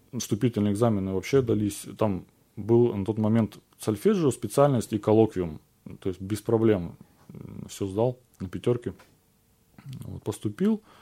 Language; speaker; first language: Russian; native; Russian